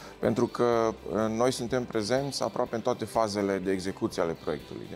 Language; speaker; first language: Romanian; native; Romanian